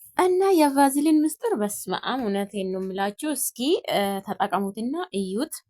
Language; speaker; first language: Amharic; non-native, local second language; Oromo